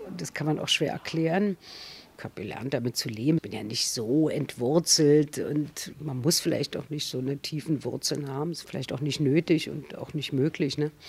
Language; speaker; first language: German; native; German